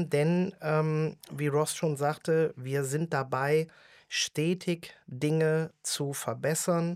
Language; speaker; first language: German; native; German